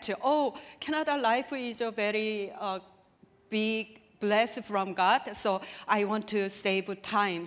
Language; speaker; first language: English; non-native, learner; Korean